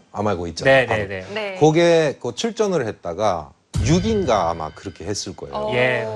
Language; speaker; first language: Korean; native; Korean